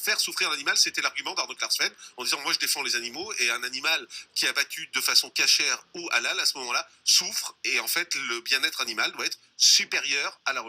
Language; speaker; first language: French; native; French